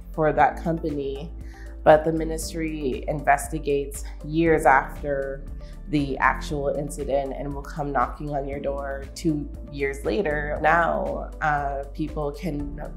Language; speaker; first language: English; native; English